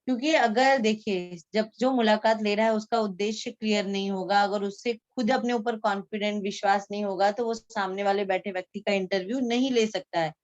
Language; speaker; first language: Hindi; non-native, local second language; Marathi